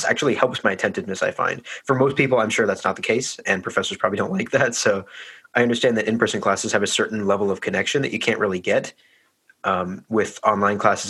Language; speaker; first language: English; native; English